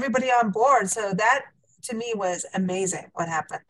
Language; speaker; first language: English; native; English